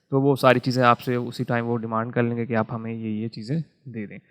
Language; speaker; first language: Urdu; non-native, local second language; Punjabi